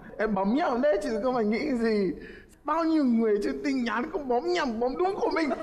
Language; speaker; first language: Vietnamese; non-native, fluent; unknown